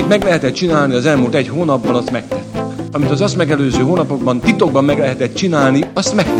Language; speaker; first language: Hungarian; native; Hungarian